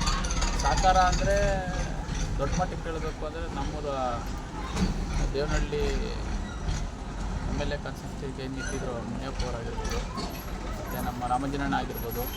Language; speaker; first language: Kannada; native; Kannada